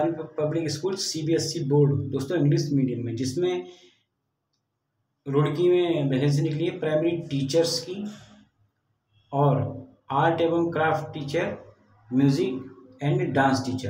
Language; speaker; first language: Hindi; native; Hindi